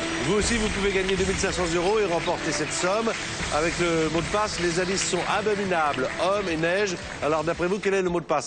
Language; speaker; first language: French; native; French